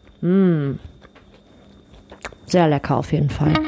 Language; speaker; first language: German; early bilingual, other home language; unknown